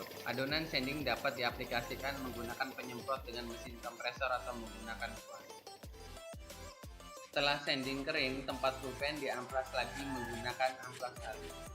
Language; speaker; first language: Indonesian; native; Indonesian